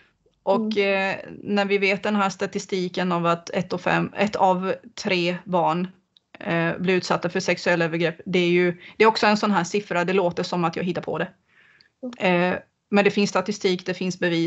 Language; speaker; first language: Swedish; native; Swedish